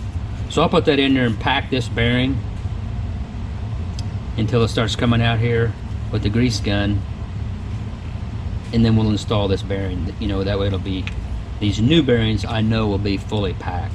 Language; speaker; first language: English; native; English